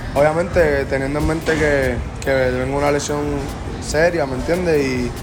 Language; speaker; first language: Spanish; native; Spanish